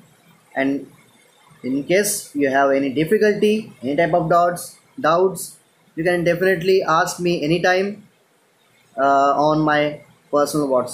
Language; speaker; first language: English; non-native, local second language; Marathi